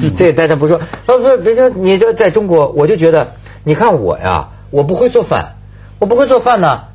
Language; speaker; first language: Chinese; native; Chinese